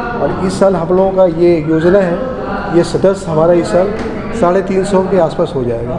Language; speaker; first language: Hindi; native; Hindi